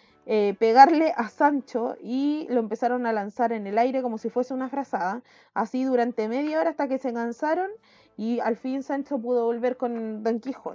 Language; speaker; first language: Spanish; native; Spanish